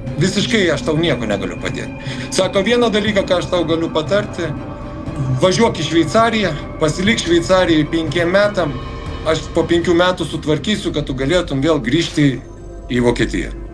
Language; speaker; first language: Lithuanian; native; Lithuanian